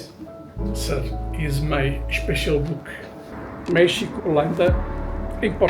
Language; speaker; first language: English; non-native, learner; Portuguese